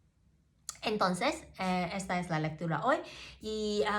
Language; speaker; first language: Spanish; non-native, learner; Cantonese